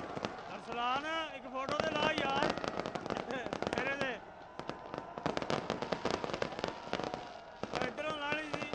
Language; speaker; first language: Punjabi; native; Punjabi